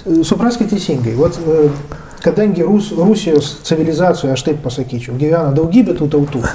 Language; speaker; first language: Lithuanian; non-native, local second language; Russian